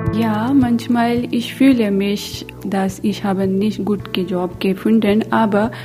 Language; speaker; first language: German; non-native, learner; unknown